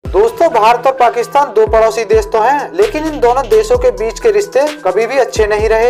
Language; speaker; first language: Hindi; native; Hindi